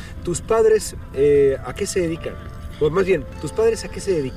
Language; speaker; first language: Spanish; native; Spanish